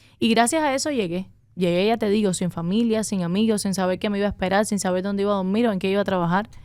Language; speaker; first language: Spanish; native; Spanish